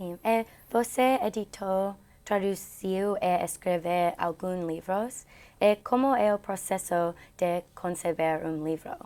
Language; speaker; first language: Portuguese; non-native, learner; English